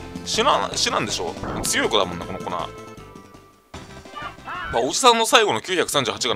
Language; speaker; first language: Japanese; native; Japanese